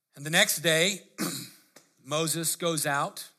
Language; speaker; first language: English; native; English